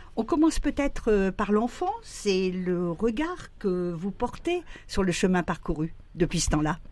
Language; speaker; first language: French; native; French